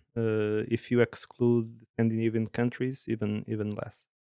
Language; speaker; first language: English; non-native, fluent; Portuguese